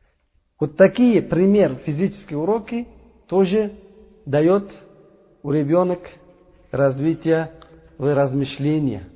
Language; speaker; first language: Russian; non-native, local second language; Uzbek